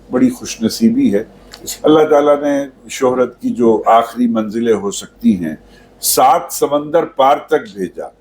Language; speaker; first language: Urdu; native; Urdu